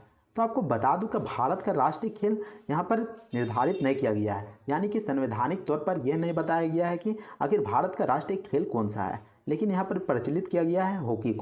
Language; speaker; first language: Hindi; native; Hindi